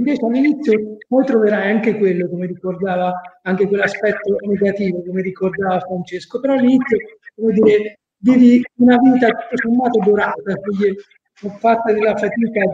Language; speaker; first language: Italian; native; Italian